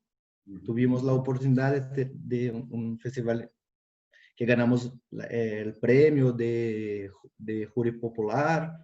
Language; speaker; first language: Spanish; non-native, fluent; Portuguese